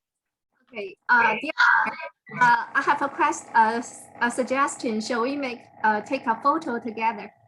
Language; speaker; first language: English; non-native, fluent; Chinese